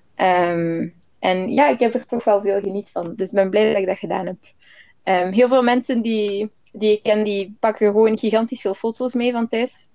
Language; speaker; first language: Dutch; native; Dutch